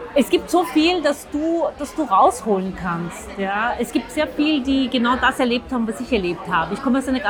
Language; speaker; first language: German; early bilingual, other home language; Zaza